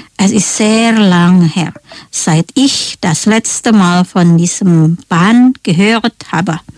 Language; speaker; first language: German; non-native, fluent; Indonesian